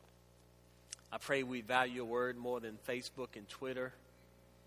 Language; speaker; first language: English; native; English